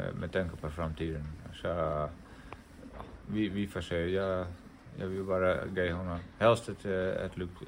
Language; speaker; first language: Swedish; non-native, fluent; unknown